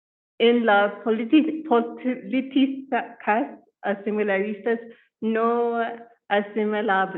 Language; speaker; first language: Spanish; non-native, learner; English